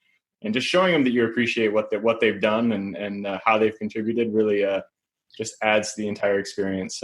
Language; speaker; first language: English; native; English